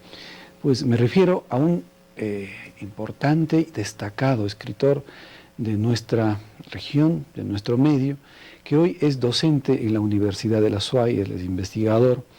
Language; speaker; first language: Spanish; native; Spanish